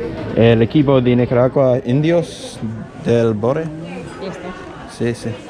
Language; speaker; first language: Spanish; non-native, learner; English